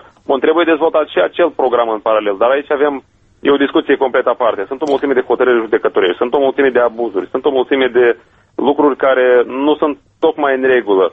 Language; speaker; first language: Romanian; native; Romanian